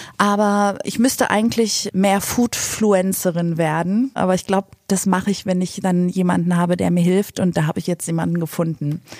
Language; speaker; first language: German; native; German